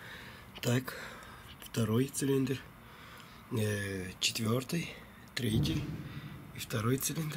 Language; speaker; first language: Russian; non-native, fluent; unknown